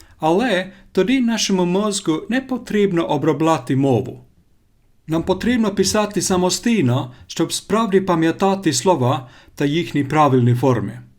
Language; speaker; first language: Ukrainian; non-native, learner; Finnish